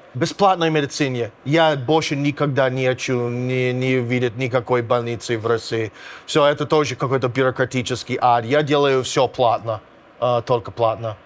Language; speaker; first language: Russian; non-native, fluent; English